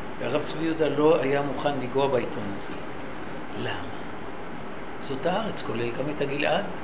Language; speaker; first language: Hebrew; native; Hebrew